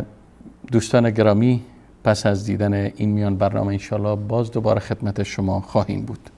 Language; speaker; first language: Persian; native; Persian